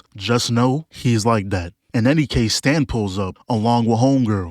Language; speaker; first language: English; native; English